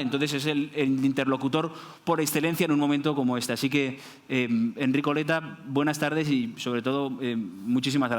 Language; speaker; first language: Spanish; native; Spanish